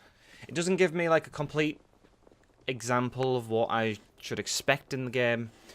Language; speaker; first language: English; native; English